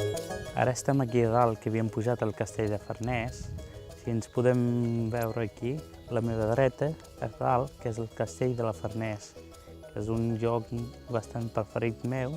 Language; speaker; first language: Catalan; non-native, learner; Punjabi